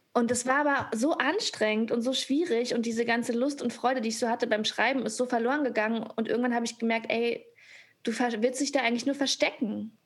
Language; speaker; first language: German; native; German